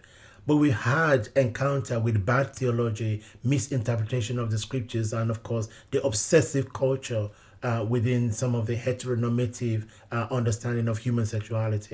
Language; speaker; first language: English; non-native, local second language; Yoruba